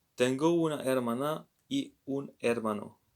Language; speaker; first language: Spanish; non-native, learner; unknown